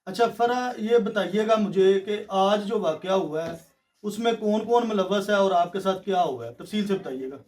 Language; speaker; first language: Urdu; non-native, local second language; Punjabi